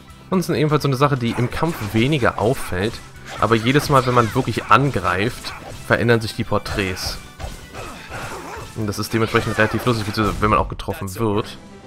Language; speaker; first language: German; native; German